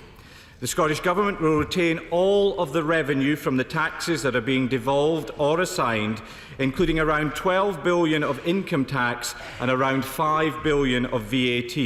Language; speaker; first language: English; native; English